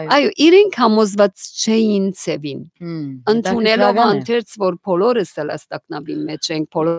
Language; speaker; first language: Armenian; native; Armenian